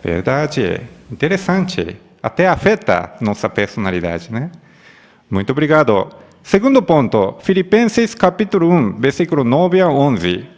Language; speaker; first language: Portuguese; non-native, fluent; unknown